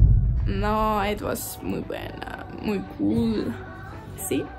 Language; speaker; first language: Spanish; non-native, learner; Russian